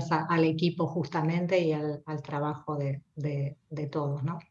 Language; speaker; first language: Spanish; native; Spanish